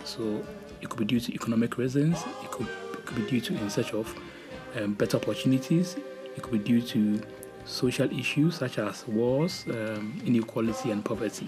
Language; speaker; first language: English; non-native, local second language; Akan